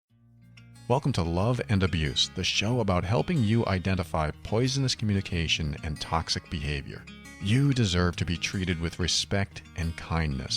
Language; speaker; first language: English; native; English